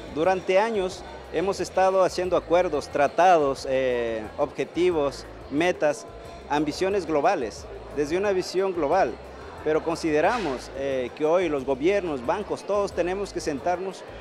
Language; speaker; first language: Spanish; native; Spanish